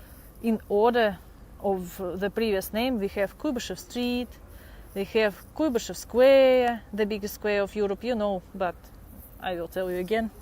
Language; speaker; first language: English; non-native, fluent; Russian